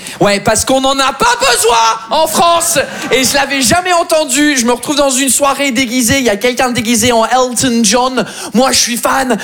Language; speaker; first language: French; non-native, fluent; English